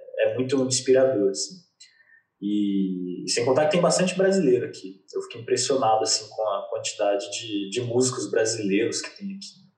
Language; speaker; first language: Portuguese; native; Portuguese